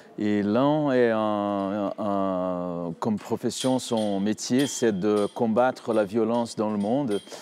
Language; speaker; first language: French; non-native, fluent; Portuguese